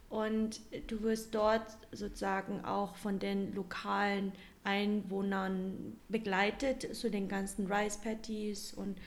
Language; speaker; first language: German; non-native, fluent; Vietnamese